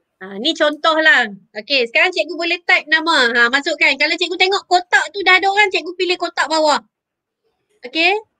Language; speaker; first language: Malay; native; Malay